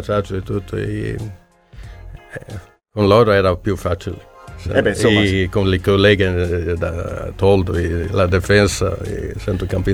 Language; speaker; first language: Italian; non-native, learner; Swedish